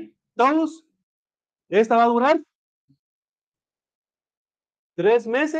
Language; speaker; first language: Spanish; native; Spanish